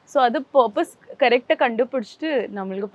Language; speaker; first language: Tamil; non-native, local second language; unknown